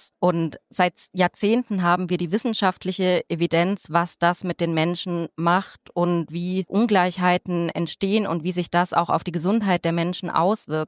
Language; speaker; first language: German; native; German